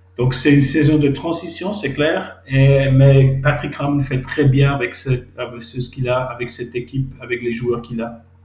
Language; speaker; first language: French; non-native, local second language; Swiss German